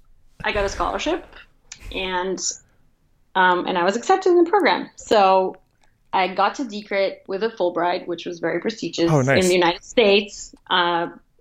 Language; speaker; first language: English; non-native, fluent; Portuguese